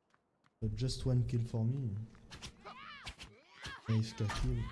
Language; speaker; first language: English; non-native, learner; French